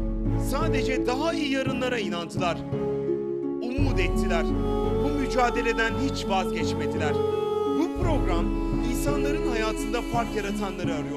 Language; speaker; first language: Turkish; native; Turkish